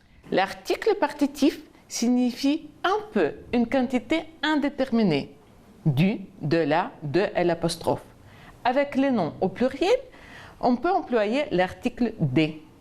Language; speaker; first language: French; non-native, fluent; Ukrainian